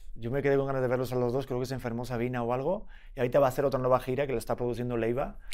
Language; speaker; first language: Spanish; native; Spanish